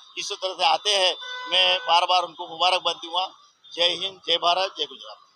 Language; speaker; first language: Hindi; non-native, local second language; Gujarati